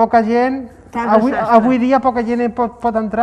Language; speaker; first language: Catalan; native; Catalan